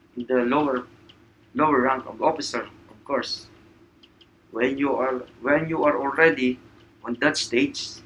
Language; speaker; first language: English; non-native, local second language; Filipino